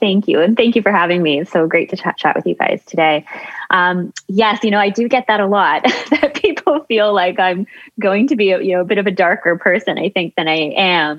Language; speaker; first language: English; native; English